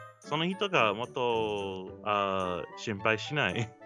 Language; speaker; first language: Japanese; non-native, learner; English